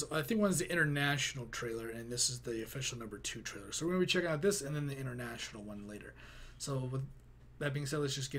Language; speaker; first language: English; native; English